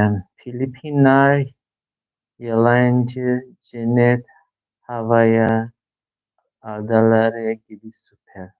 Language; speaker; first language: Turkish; non-native, learner; Filipino